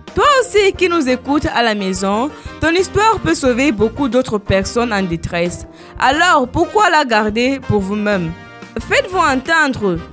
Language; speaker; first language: French; non-native, local second language; Fula